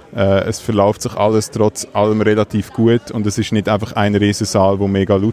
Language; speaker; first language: German; native; German